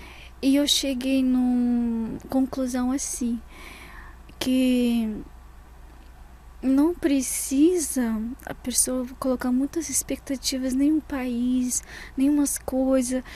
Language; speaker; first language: Portuguese; non-native, fluent; Russian